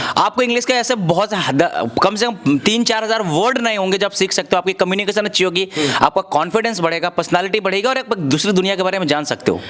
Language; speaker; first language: Hindi; native; Hindi